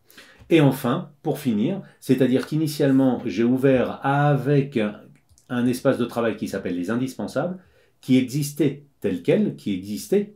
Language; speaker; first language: French; native; French